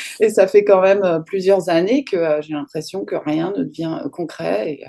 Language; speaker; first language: French; native; French